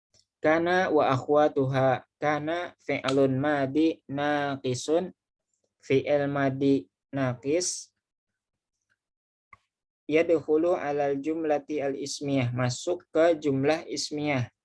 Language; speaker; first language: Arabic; non-native, fluent; Indonesian